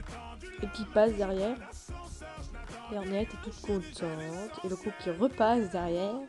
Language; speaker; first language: French; native; French